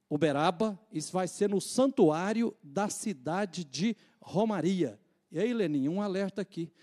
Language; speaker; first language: Portuguese; native; Portuguese